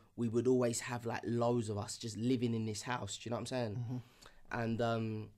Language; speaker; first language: English; early bilingual, other home language; Yoruba